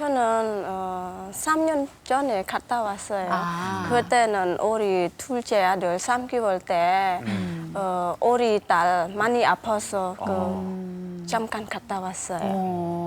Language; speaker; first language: Korean; non-native, learner; Khmer